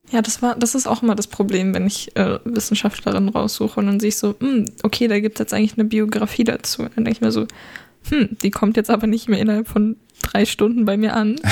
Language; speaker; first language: German; native; German